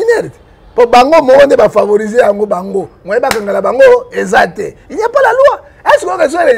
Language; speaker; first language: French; non-native, local second language; Lingala